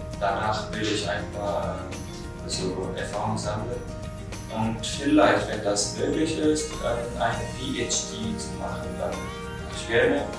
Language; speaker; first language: German; non-native, learner; Arabic